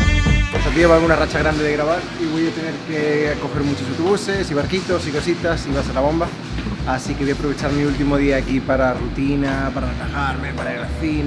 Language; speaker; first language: Spanish; native; Spanish